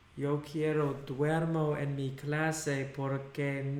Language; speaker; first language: Spanish; non-native, learner; English